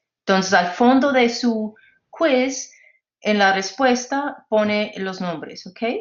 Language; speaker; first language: Spanish; non-native, fluent; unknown